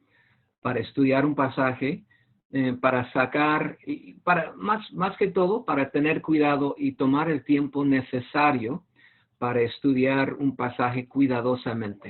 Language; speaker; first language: Spanish; non-native, fluent; English